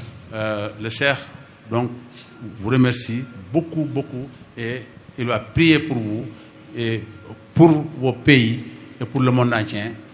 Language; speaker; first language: French; non-native, local second language; Wolof